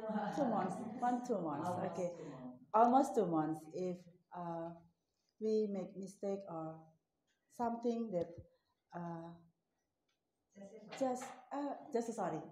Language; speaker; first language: English; non-native, learner; Indonesian